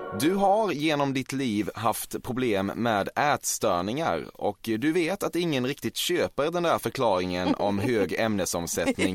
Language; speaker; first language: Swedish; native; Swedish